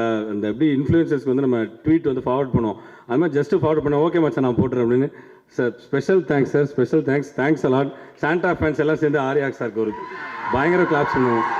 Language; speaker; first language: Tamil; native; Tamil